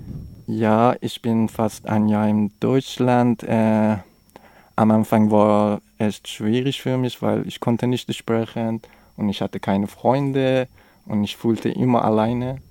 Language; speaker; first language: German; non-native, learner; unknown